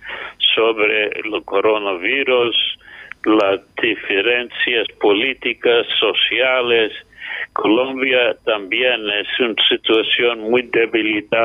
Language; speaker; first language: Spanish; non-native, fluent; English